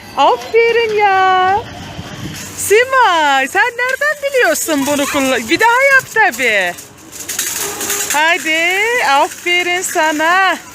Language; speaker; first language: Turkish; native; Turkish